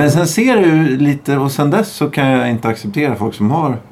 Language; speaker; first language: Swedish; native; Swedish